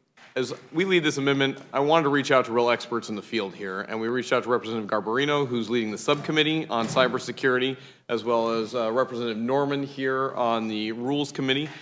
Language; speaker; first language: English; native; English